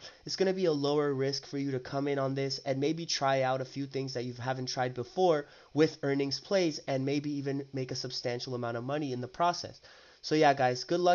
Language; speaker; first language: English; native; English